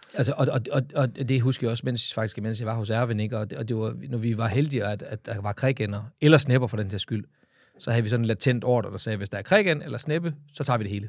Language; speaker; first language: Danish; native; Danish